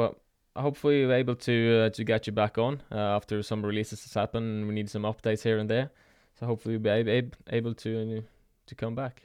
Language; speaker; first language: English; non-native, fluent; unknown